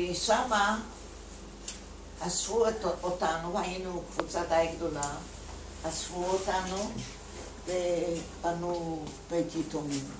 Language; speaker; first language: Hebrew; non-native, fluent; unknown